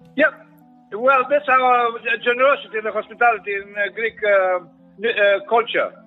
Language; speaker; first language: English; non-native, learner; Greek